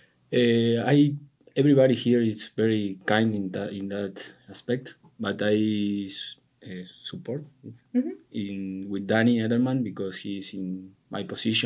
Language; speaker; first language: English; non-native, learner; Spanish